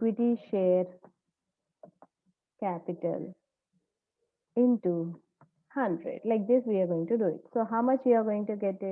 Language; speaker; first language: English; non-native, local second language; Telugu